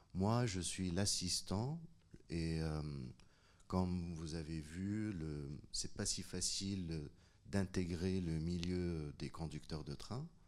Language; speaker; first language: French; non-native, local second language; Arabic